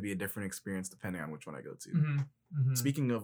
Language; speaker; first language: English; native; English